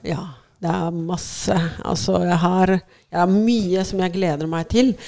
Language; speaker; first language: Norwegian; non-native, fluent; Arabic